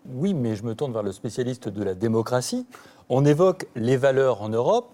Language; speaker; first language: French; native; French